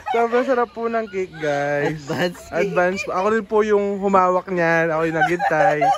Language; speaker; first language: Filipino; native; Filipino